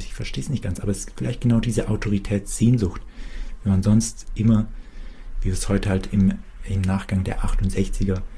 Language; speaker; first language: German; native; German